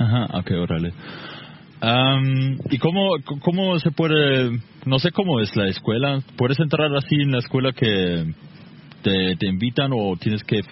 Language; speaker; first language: Spanish; non-native, fluent; German